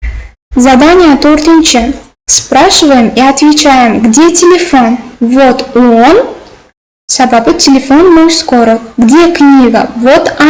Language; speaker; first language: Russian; non-native, local second language; Uzbek